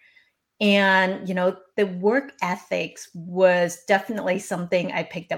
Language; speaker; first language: English; non-native, local second language; Cantonese